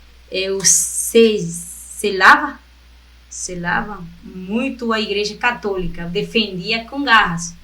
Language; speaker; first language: Portuguese; non-native, fluent; Spanish